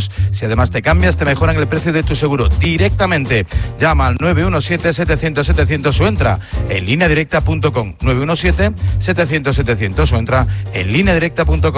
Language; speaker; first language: Spanish; native; Spanish